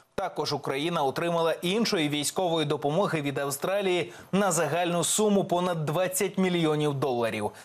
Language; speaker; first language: Ukrainian; native; Ukrainian